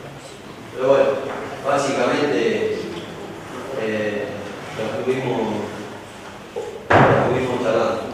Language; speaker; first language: Spanish; native; Spanish